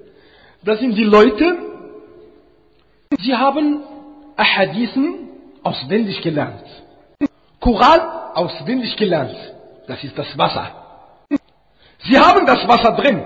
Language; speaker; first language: German; non-native, fluent; Arabic